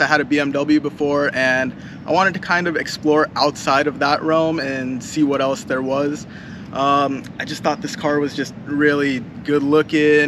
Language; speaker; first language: English; native; English